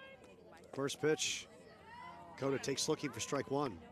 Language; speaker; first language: English; native; English